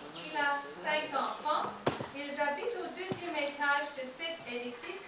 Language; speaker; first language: French; non-native, learner; English